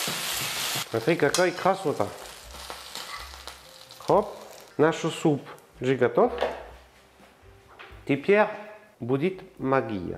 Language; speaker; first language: Russian; non-native, learner; French